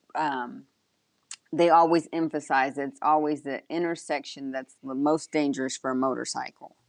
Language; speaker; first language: English; early bilingual, other home language; Spanish